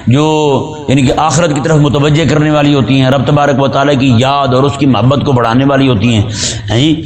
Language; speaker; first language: Urdu; non-native, local second language; Punjabi